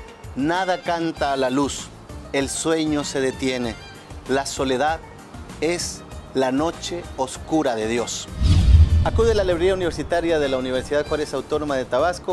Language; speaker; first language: Spanish; native; Spanish